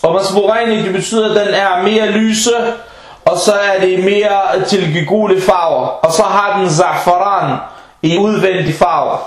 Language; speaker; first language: Danish; non-native, fluent; Arabic